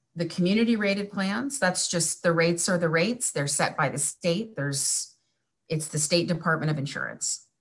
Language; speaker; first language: English; native; English